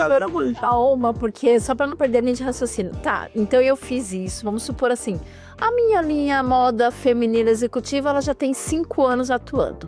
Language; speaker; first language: Portuguese; native; Portuguese